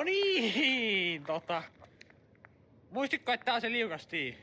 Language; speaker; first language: Finnish; native; Finnish